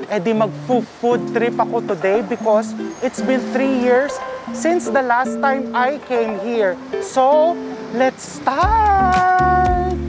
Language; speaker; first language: English; non-native, local second language; Filipino